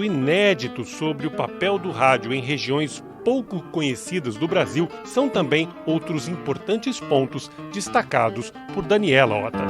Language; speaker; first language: Portuguese; native; Portuguese